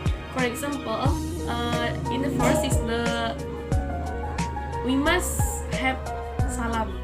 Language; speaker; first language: English; non-native, learner; Indonesian